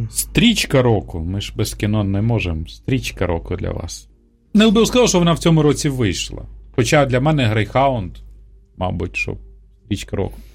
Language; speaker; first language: Polish; non-native, learner; Ukrainian